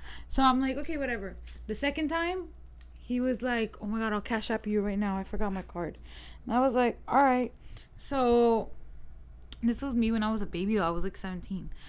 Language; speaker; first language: English; early bilingual, other home language; Spanish